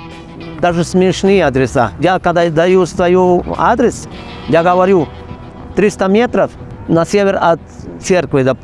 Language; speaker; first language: Russian; non-native, fluent; Spanish